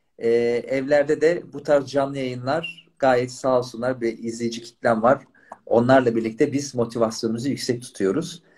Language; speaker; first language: Turkish; native; Turkish